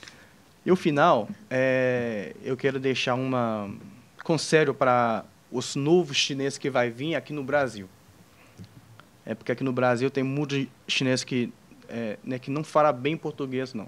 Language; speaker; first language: Portuguese; non-native, fluent; Chinese